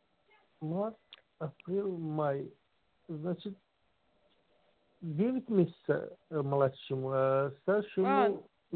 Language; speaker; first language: Russian; non-native, learner; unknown